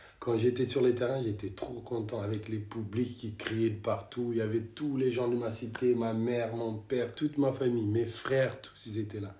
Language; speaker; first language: French; non-native, fluent; Kabuverdianu